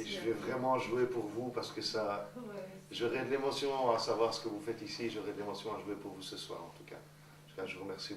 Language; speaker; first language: French; native; French